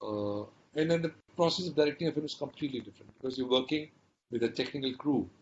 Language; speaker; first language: English; non-native, local second language; Hindi